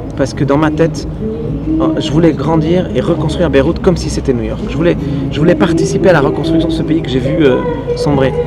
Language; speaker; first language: French; early bilingual, other home language; Arabic